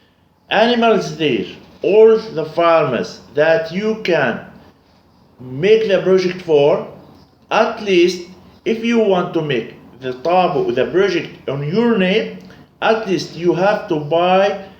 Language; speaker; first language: English; non-native, learner; Arabic